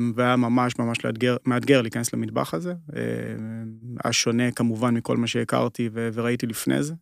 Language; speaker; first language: Hebrew; native; Hebrew